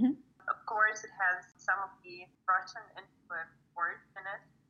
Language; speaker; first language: English; non-native, fluent; Ukrainian